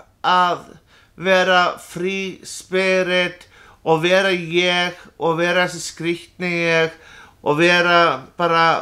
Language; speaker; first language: Icelandic; non-native, fluent; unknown